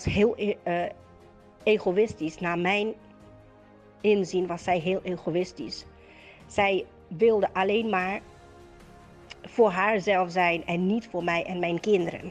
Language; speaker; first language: Dutch; native; Dutch